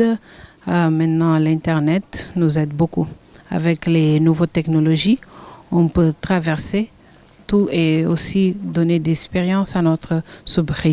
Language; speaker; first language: French; non-native, fluent; Kabuverdianu